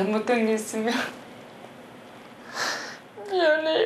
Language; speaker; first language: Korean; non-native, learner; Uzbek